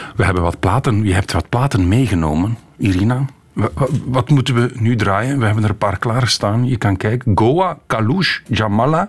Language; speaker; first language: Dutch; native; Dutch